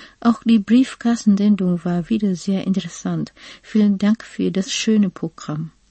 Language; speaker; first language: German; non-native, fluent; Vietnamese